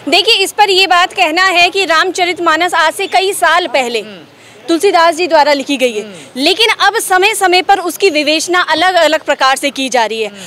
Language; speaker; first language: Hindi; native; Hindi